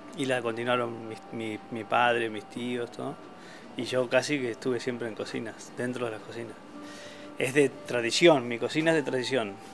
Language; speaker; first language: Spanish; native; Spanish